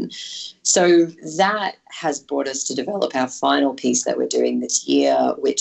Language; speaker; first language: English; native; English